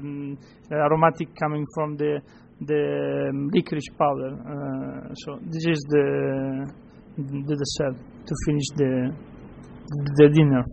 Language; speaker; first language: English; non-native, fluent; Italian